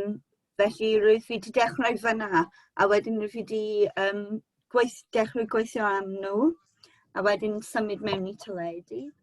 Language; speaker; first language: Welsh; non-native, local second language; English